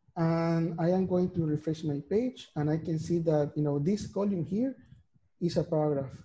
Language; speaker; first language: English; non-native, fluent; Spanish